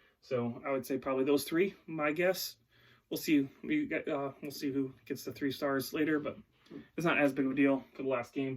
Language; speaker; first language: English; native; English